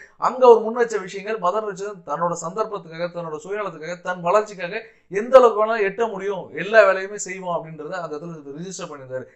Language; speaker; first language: Tamil; native; Tamil